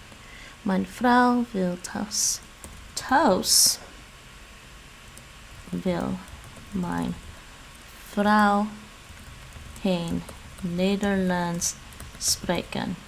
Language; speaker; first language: Dutch; non-native, learner; English